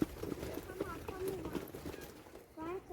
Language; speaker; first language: German; early bilingual, other home language; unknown